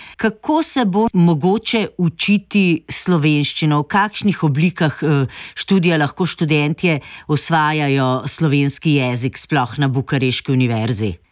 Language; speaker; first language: Slovenian; native; Slovenian